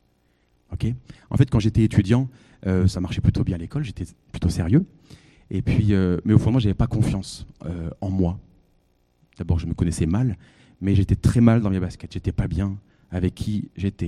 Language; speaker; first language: French; native; French